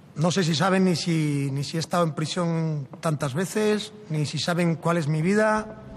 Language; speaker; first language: Spanish; native; Spanish